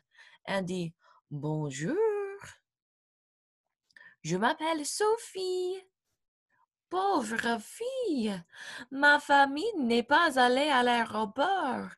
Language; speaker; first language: French; non-native, fluent; English